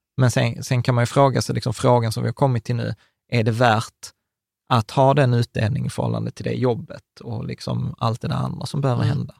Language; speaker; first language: Swedish; early bilingual, other home language; Czech